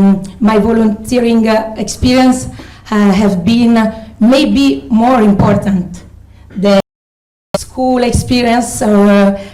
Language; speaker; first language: English; non-native, fluent; Italian